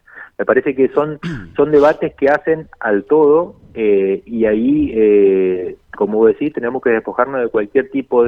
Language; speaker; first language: Spanish; native; Spanish